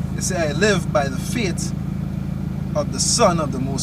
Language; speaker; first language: English; native; English